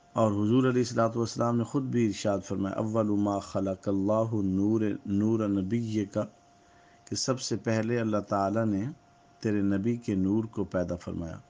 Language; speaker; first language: Urdu; native; Urdu